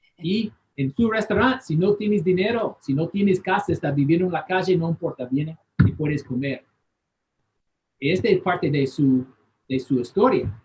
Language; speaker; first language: Spanish; non-native, fluent; English